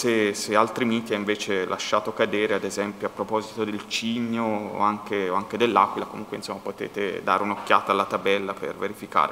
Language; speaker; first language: Italian; native; Italian